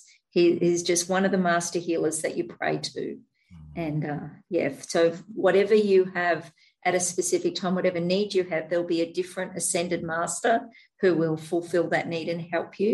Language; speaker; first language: English; native; English